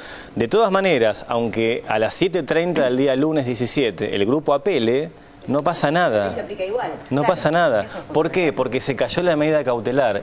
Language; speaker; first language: Spanish; native; Spanish